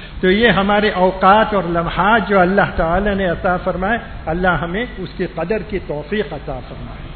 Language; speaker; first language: Urdu; non-native, fluent; Gujarati